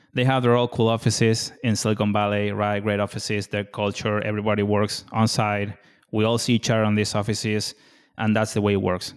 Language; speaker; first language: English; non-native, fluent; Spanish